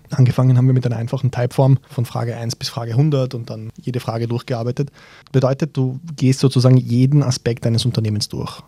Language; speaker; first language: German; early bilingual, other home language; Bosnian